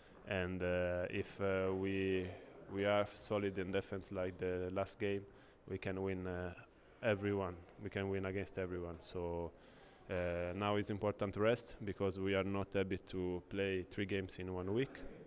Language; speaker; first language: English; non-native, learner; Italian